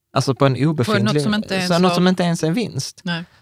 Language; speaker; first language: Swedish; native; Swedish